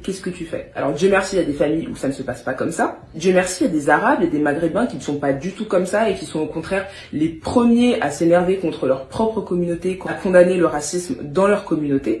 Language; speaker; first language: French; native; French